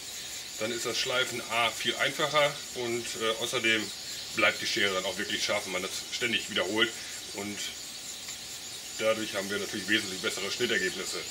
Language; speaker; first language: German; native; German